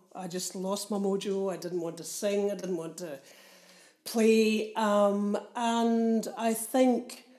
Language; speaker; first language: English; native; English